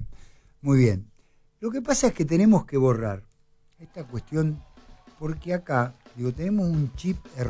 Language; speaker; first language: Spanish; native; Spanish